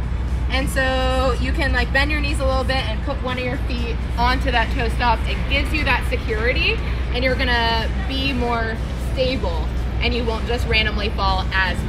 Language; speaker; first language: English; native; English